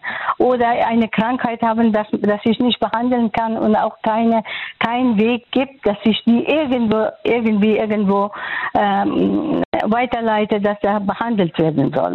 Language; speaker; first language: German; non-native, fluent; Persian